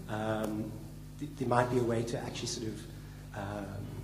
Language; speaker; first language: English; native; English